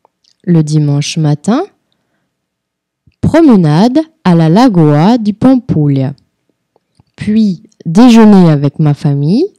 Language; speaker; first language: French; non-native, fluent; Portuguese